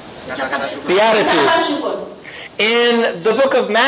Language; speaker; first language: English; native; English